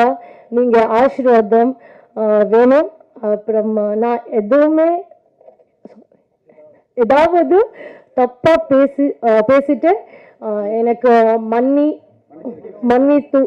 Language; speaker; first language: Tamil; non-native, learner; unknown